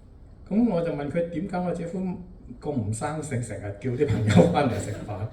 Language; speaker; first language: Cantonese; native; Cantonese